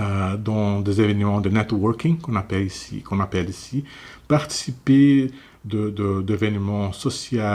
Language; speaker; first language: French; non-native, fluent; Portuguese